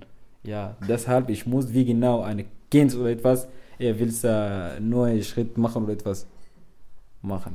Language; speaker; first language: German; non-native, learner; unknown